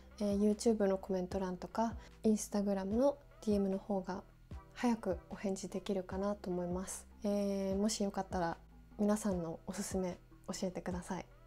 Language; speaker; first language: Japanese; native; Japanese